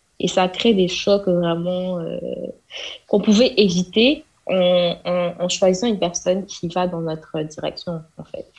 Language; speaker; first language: French; non-native, local second language; Wolof